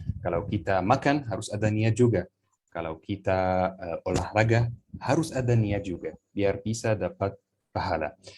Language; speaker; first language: Indonesian; non-native, fluent; Arabic